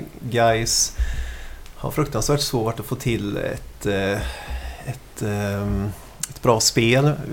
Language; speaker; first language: Swedish; native; Swedish